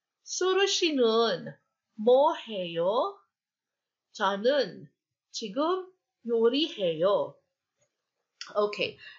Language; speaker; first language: Korean; non-native, fluent; Filipino